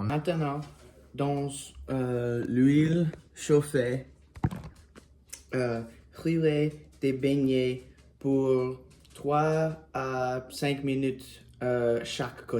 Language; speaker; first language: French; non-native, learner; English